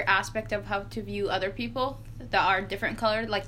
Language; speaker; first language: English; non-native, fluent; Arabic